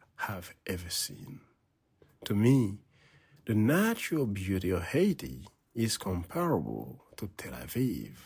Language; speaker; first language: English; non-native, fluent; Haitian Creole